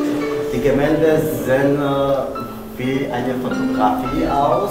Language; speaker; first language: German; non-native, fluent; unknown